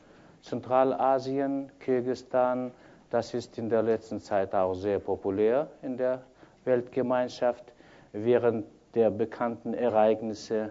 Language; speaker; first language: German; non-native, fluent; Kyrgyz